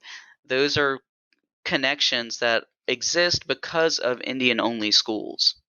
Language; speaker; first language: English; native; English